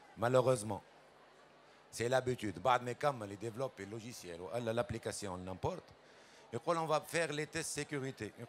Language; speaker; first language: French; non-native, local second language; Arabic